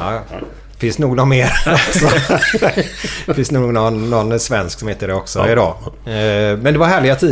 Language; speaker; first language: Swedish; native; Swedish